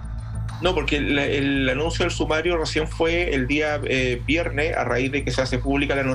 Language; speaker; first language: Spanish; native; Spanish